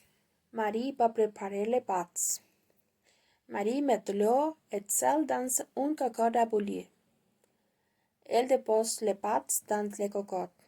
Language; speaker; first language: French; non-native, learner; Spanish